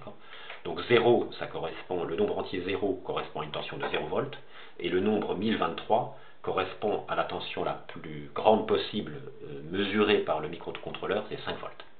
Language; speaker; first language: French; native; French